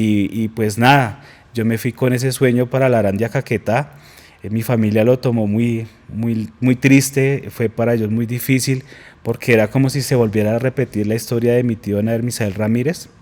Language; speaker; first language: Spanish; native; Spanish